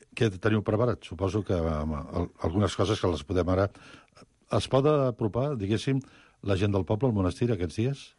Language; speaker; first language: Catalan; native; Catalan